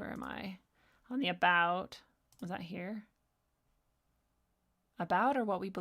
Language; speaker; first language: English; native; English